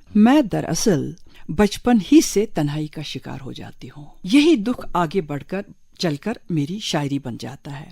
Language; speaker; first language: Urdu; non-native, local second language; Kashmiri